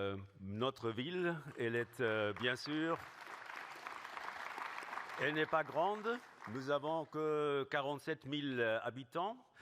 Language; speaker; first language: French; non-native, fluent; German